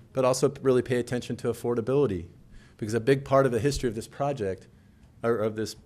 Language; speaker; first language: English; native; English